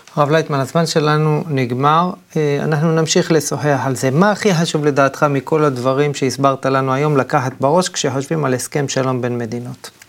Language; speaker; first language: Hebrew; native; Hebrew